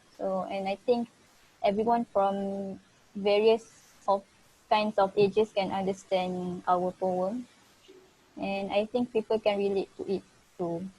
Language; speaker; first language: English; non-native, fluent; Malay